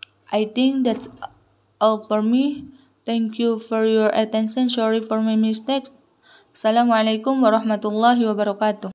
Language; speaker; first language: English; non-native, learner; Indonesian